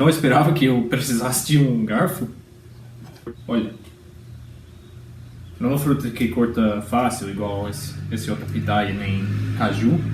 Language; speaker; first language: Portuguese; non-native, fluent; English